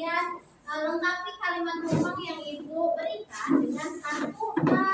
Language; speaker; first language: Indonesian; native; Indonesian